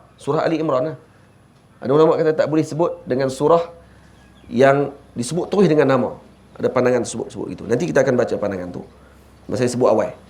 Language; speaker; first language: Malay; native; Malay